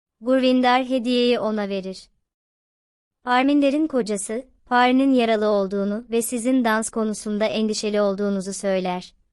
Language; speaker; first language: Turkish; native; Turkish